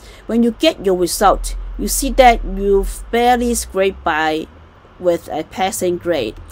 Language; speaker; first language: English; non-native, local second language; Cantonese